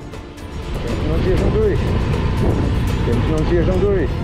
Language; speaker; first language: German; native; German